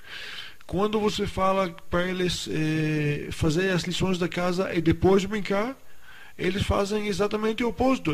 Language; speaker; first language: Portuguese; non-native, fluent; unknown